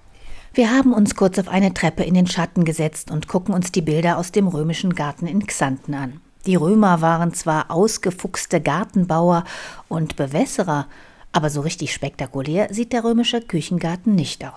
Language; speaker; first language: German; native; German